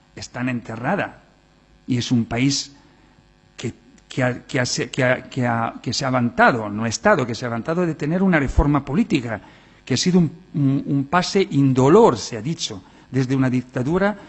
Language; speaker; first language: Spanish; non-native, fluent; Italian